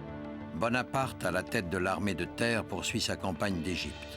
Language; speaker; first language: French; native; French